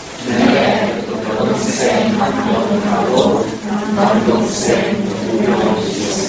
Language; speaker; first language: Korean; non-native, learner; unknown